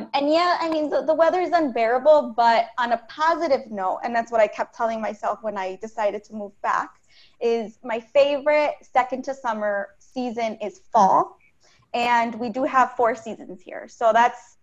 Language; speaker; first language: English; native; English